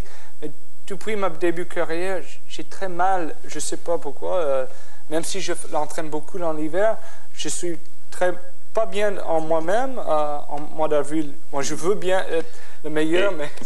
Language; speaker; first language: French; non-native, fluent; English